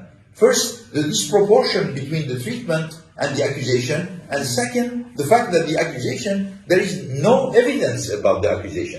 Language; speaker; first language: English; non-native, fluent; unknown